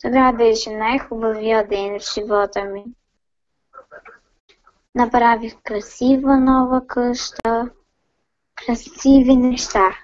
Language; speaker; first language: Bulgarian; native; Bulgarian